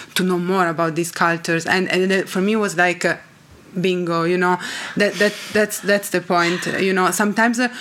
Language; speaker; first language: English; non-native, fluent; Italian